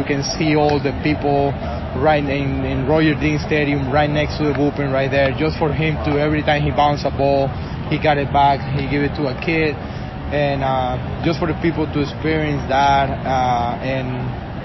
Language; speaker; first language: English; non-native, fluent; Spanish